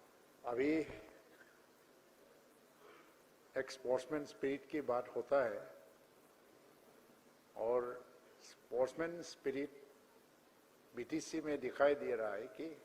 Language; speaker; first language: Hindi; non-native, local second language; Bodo